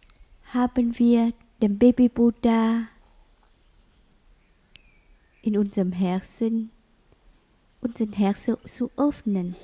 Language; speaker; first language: German; non-native, learner; Vietnamese